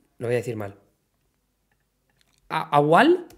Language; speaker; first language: Spanish; native; Spanish